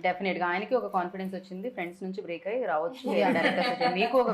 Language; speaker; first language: Telugu; native; Telugu